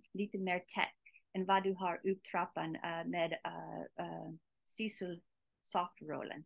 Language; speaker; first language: Swedish; non-native, learner; English